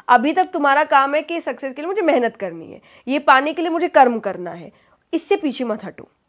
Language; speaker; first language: Hindi; native; Hindi